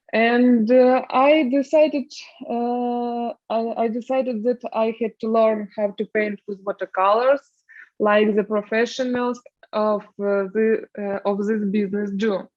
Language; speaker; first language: English; non-native, learner; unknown